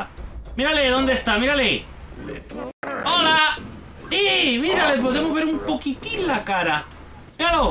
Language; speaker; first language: Spanish; native; Spanish